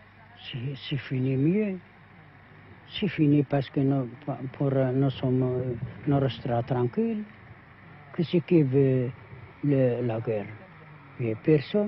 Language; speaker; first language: French; non-native, learner; Arabic